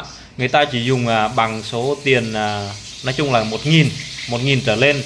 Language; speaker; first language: Vietnamese; non-native, local second language; Jarai